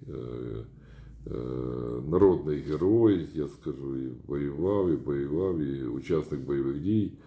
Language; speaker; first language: Ukrainian; native; Ukrainian